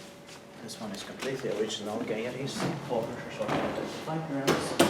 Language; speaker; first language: English; non-native, learner; Finnish